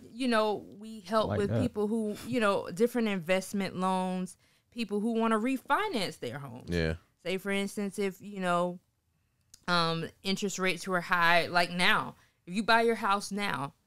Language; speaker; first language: English; native; English